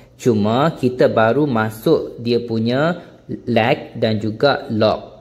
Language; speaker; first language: Malay; native; Malay